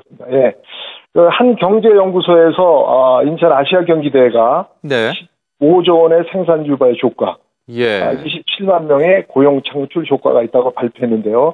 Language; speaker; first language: Korean; native; Korean